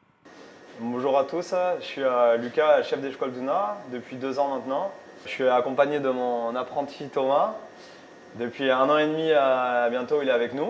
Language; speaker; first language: French; native; French